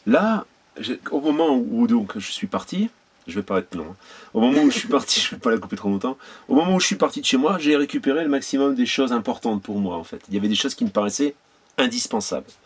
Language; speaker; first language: French; native; French